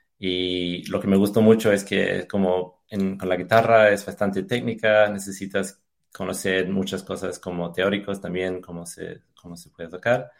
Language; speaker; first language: Spanish; early bilingual, heritage; English